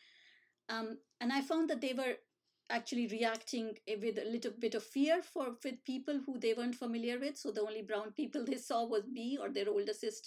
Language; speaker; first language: English; non-native, local second language; Hindi